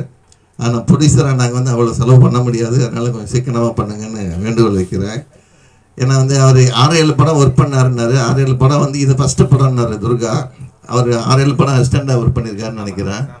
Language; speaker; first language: Tamil; native; Tamil